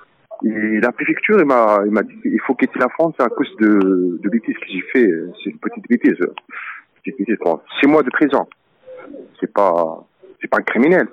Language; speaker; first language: French; non-native, learner; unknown